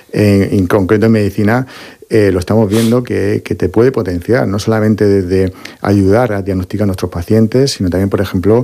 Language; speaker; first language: Spanish; native; Spanish